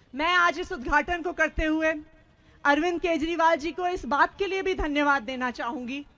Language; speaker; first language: Hindi; native; Hindi